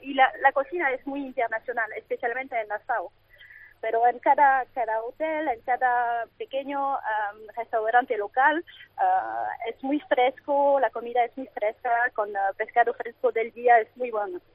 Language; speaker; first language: Spanish; non-native, fluent; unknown